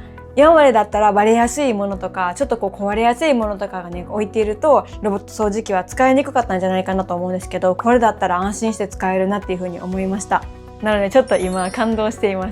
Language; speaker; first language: Japanese; native; Japanese